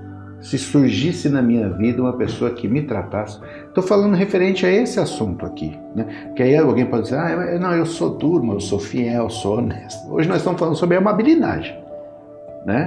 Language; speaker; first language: Portuguese; native; Portuguese